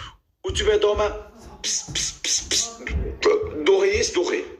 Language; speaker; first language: Russian; non-native, learner; Uzbek